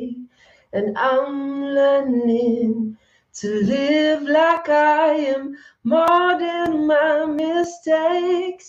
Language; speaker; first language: English; non-native, local second language; Yoruba